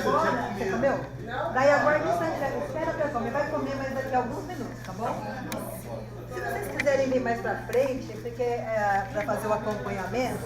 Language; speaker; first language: Portuguese; native; Portuguese